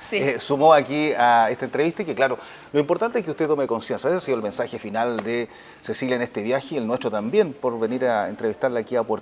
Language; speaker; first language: Spanish; native; Spanish